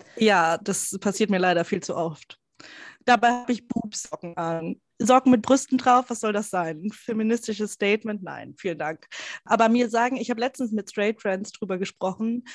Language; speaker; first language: German; native; German